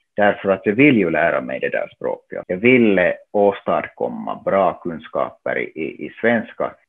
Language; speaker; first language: Swedish; non-native, local second language; Finnish